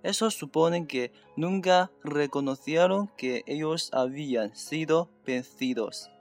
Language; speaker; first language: Spanish; non-native, learner; Chinese